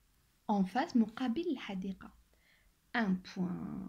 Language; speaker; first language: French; non-native, local second language; Arabic